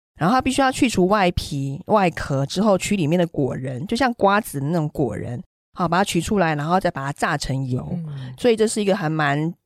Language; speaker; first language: Chinese; native; Chinese